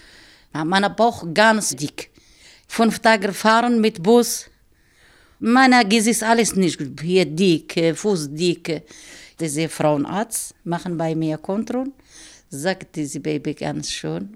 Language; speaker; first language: German; non-native, learner; Arabic